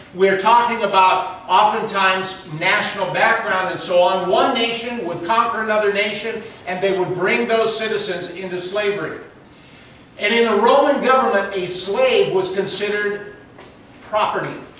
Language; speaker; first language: English; native; English